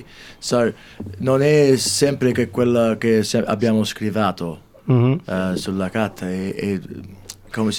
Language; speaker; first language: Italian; early bilingual, heritage; English